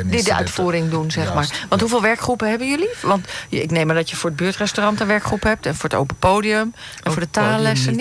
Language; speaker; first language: Dutch; native; Dutch